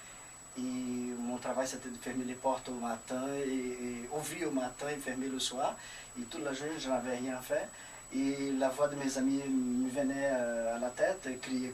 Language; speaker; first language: French; non-native, fluent; Portuguese